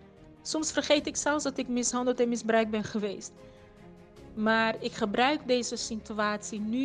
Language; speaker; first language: Dutch; non-native, fluent; Portuguese